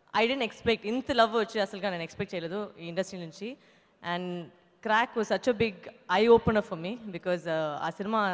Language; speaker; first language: Telugu; non-native, fluent; Tamil